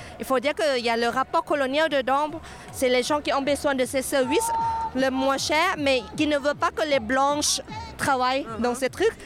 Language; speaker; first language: French; non-native, fluent; Thai